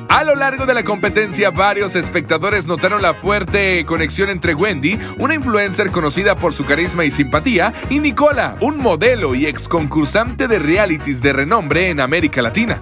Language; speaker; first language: Spanish; native; Spanish